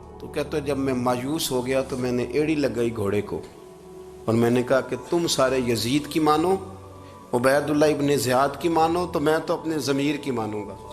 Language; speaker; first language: Urdu; non-native, local second language; Punjabi